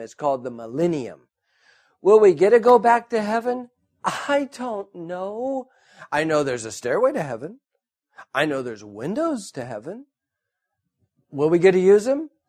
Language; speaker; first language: English; native; English